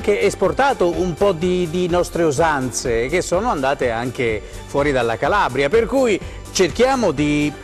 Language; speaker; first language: Italian; native; Italian